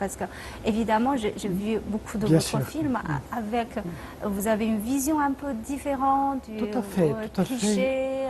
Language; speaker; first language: French; non-native, fluent; Chinese